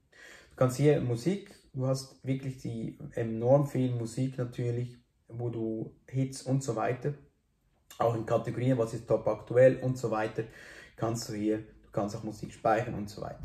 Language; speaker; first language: German; native; German